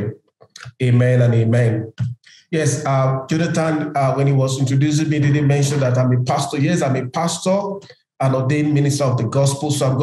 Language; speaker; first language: English; non-native, local second language; Yoruba